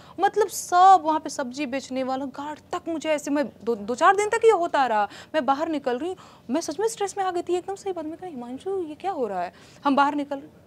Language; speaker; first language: Hindi; non-native, local second language; Bhojpuri